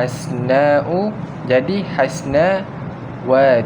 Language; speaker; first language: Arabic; non-native, learner; Malay